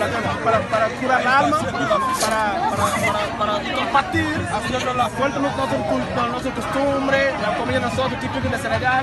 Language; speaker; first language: Spanish; non-native, fluent; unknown